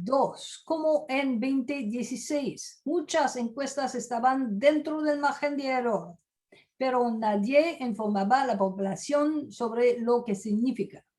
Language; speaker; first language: Spanish; non-native, fluent; French